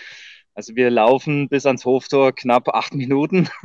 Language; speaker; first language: German; native; German